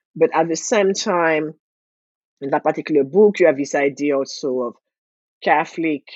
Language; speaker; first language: English; non-native, fluent; French